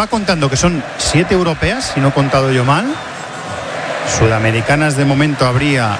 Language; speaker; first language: Spanish; native; Spanish